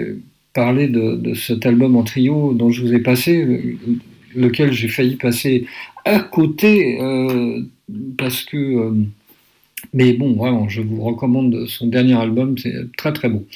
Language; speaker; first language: French; native; French